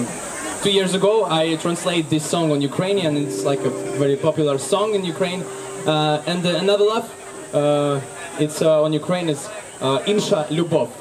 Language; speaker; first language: English; non-native, learner; Ukrainian